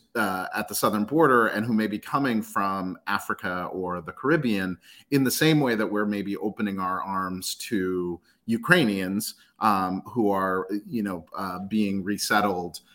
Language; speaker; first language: English; native; English